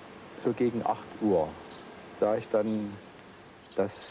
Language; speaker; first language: German; native; German